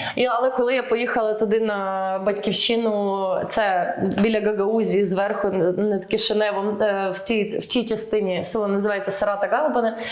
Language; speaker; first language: Ukrainian; early bilingual, heritage; Ukrainian